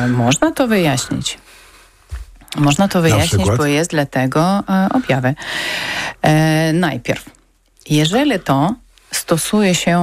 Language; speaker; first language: Polish; non-native, learner; Ukrainian